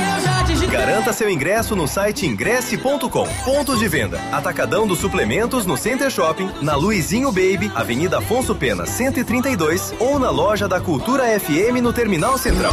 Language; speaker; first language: Portuguese; native; Portuguese